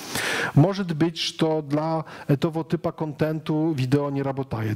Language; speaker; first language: Russian; non-native, learner; Polish